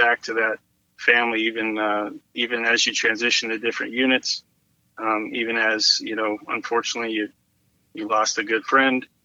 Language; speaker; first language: English; native; English